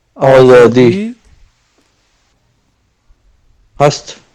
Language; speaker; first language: Persian; non-native, learner; Urdu